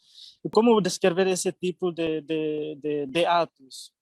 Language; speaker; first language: Portuguese; non-native, local second language; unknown